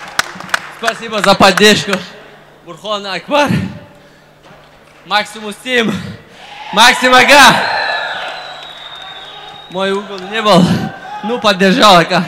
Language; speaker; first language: Russian; non-native, learner; Uzbek